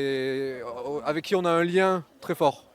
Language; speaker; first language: French; native; French